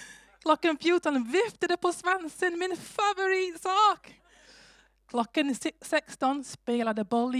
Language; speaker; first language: Swedish; non-native, fluent; English